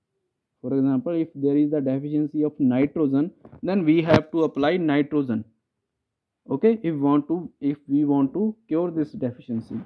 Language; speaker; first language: English; non-native, local second language; Punjabi